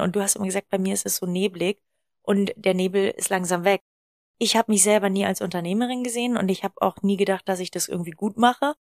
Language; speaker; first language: German; native; German